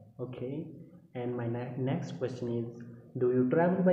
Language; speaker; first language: English; non-native, learner; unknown